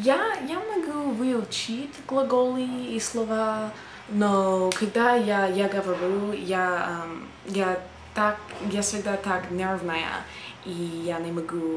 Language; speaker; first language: Russian; non-native, learner; English